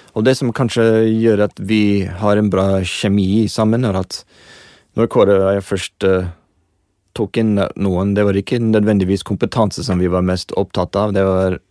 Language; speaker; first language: Norwegian; non-native, fluent; English